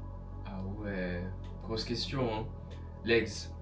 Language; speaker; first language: French; native; French